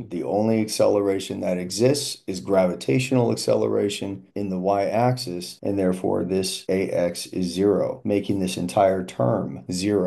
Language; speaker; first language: English; native; English